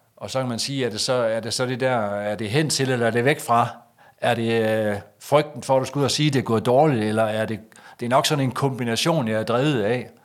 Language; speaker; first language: Danish; native; Danish